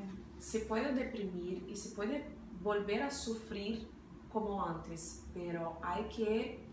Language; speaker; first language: Spanish; non-native, fluent; Portuguese